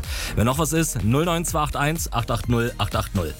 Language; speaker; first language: German; native; German